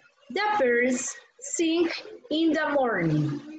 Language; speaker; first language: English; non-native, learner; Spanish